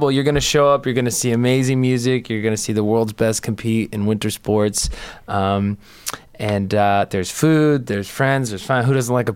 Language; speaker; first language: English; native; English